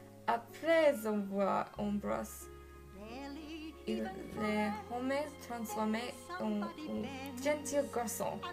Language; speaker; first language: French; non-native, learner; English